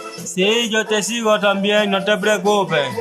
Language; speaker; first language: Spanish; non-native, learner; Haitian Creole